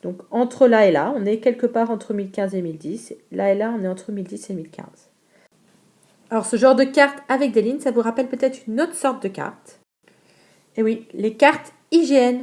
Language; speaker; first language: French; native; French